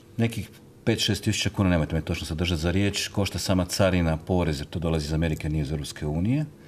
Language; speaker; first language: Croatian; native; Croatian